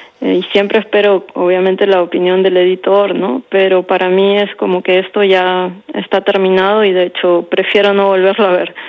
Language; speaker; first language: Spanish; native; Spanish